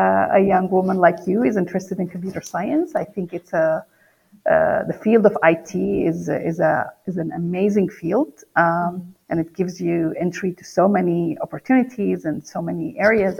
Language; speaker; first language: English; non-native, fluent; Arabic